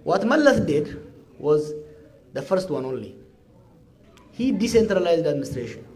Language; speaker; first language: English; non-native, local second language; Amharic